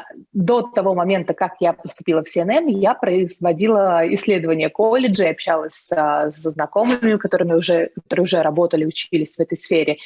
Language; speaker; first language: Russian; native; Russian